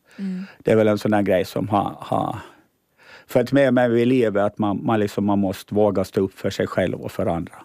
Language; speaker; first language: Swedish; native; Swedish